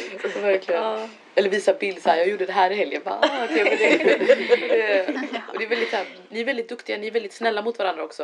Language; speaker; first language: Swedish; native; Swedish